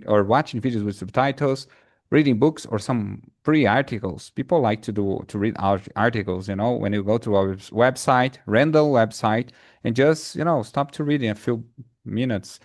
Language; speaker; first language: English; non-native, fluent; Portuguese